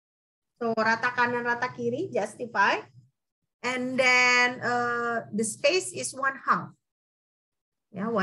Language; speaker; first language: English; non-native, fluent; Indonesian